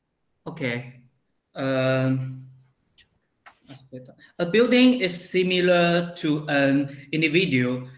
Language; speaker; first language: English; non-native, learner; Chinese